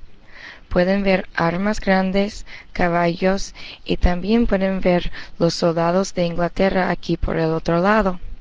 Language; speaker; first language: Spanish; early bilingual, heritage; Spanish